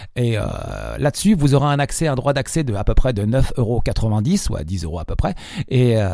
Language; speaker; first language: French; native; French